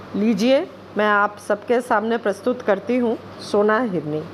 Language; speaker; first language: Hindi; non-native, local second language; Bangla